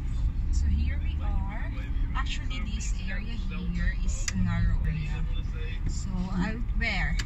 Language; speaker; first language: English; non-native, local second language; Filipino